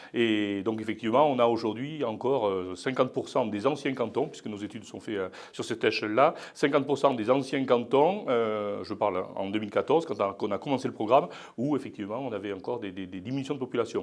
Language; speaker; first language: French; native; French